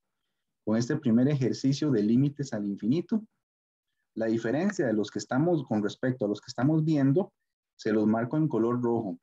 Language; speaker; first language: Spanish; native; Spanish